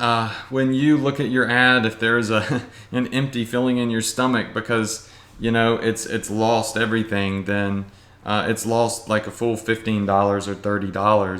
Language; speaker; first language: English; native; English